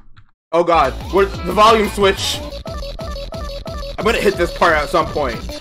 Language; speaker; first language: English; native; English